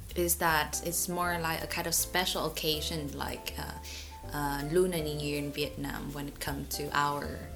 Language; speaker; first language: English; non-native, fluent; Vietnamese